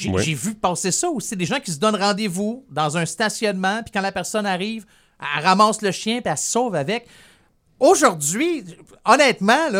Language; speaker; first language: French; native; French